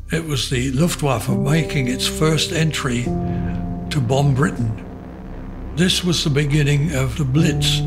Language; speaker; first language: English; native; English